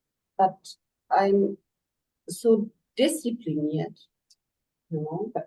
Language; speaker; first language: English; non-native, learner; German